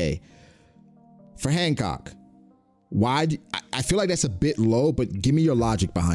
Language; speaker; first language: English; native; English